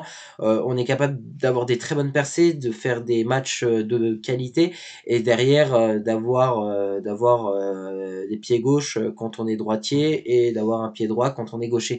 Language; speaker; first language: French; native; French